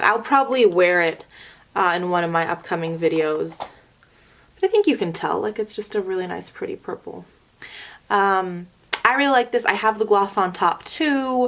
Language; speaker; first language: English; native; English